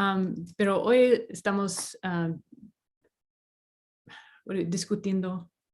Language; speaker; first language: Spanish; non-native, fluent; English